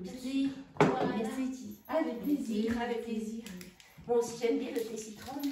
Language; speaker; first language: French; native; French